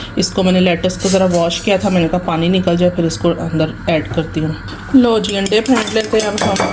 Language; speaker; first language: Urdu; non-native, local second language; Punjabi